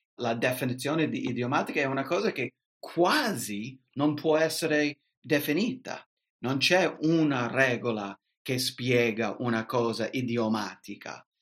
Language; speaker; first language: Italian; non-native, fluent; English